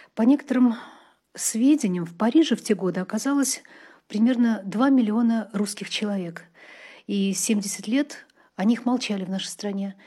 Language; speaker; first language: Russian; native; Russian